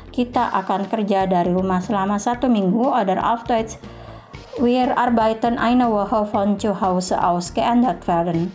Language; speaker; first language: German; non-native, fluent; Indonesian